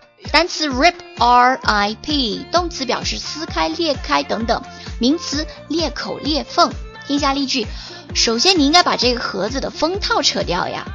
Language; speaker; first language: Chinese; native; Chinese